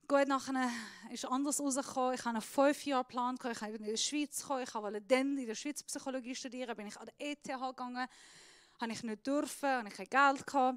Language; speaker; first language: German; non-native, fluent; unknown